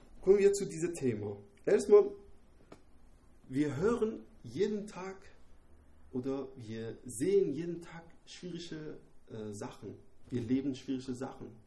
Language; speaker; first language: German; non-native, learner; Persian